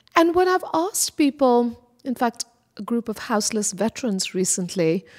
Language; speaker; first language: English; non-native, local second language; Bangla